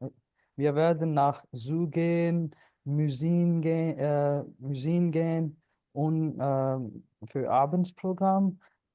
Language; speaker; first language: German; non-native, learner; Punjabi